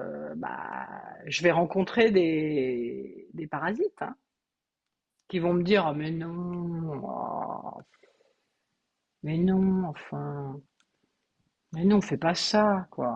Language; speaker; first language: French; native; French